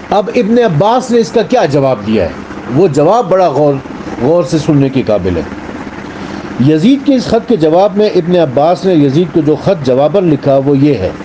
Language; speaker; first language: Urdu; native; Urdu